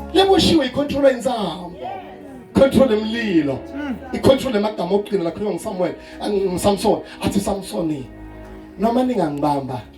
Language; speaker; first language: Zulu; non-native, local second language; Swati